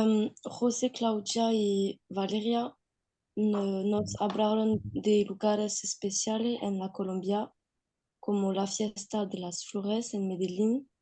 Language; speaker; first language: Spanish; non-native, learner; French